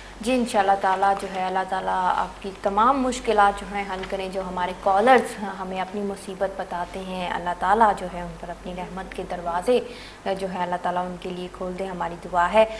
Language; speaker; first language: Urdu; native; Urdu